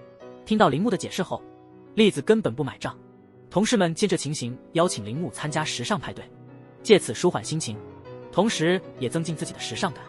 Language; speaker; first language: Chinese; native; Chinese